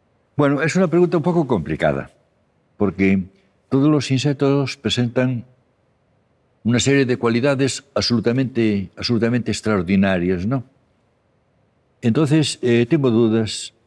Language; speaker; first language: Spanish; native; Spanish